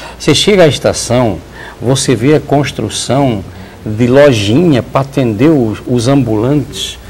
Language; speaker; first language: Portuguese; native; Portuguese